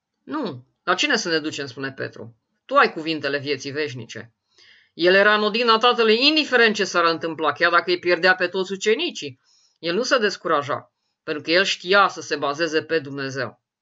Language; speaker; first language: Romanian; native; Romanian